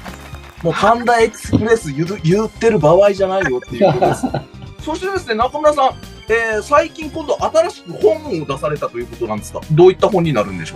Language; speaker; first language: Japanese; native; Japanese